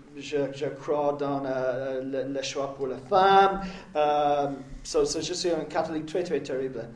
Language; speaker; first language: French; non-native, learner; English